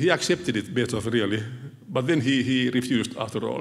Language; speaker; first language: English; non-native, fluent; Finnish